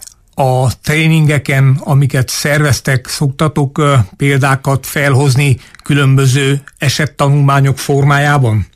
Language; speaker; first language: Hungarian; native; Hungarian